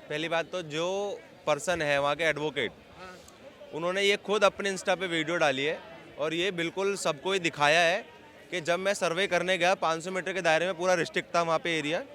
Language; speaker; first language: Hindi; native; Hindi